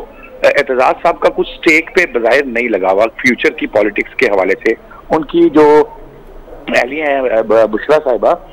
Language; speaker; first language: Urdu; non-native, local second language; Punjabi